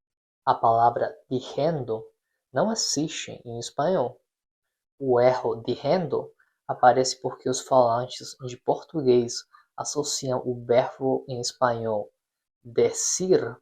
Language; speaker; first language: Portuguese; non-native, fluent; Spanish